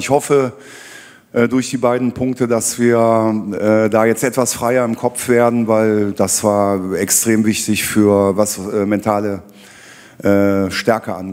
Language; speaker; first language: German; native; German